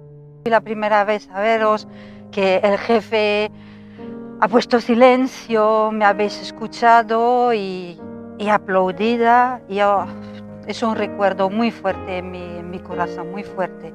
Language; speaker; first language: Spanish; non-native, fluent; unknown